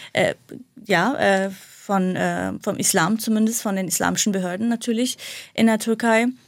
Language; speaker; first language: German; non-native, fluent; Kurdish